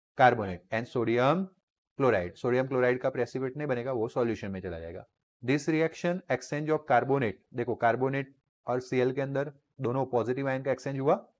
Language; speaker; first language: Hindi; non-native, local second language; Gujarati